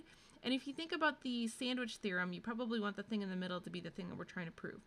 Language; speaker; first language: English; native; English